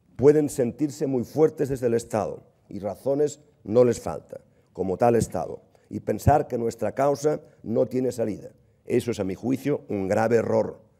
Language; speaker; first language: Spanish; non-native, local second language; Catalan